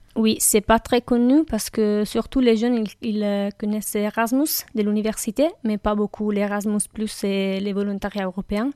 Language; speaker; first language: French; non-native, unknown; Italian